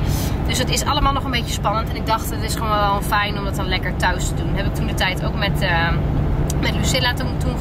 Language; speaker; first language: Dutch; native; Dutch